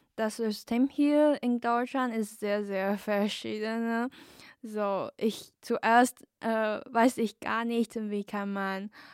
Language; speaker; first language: German; non-native, learner; Chinese